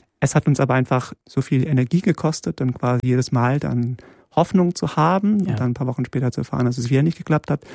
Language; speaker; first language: German; early bilingual, other home language; Polish